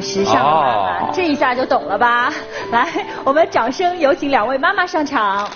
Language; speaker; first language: Chinese; native; Chinese